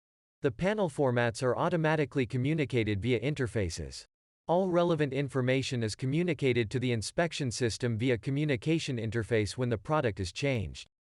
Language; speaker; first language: English; non-native, fluent; German